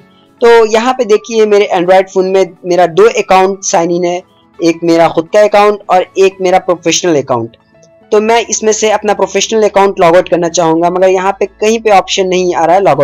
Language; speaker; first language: Hindi; native; Hindi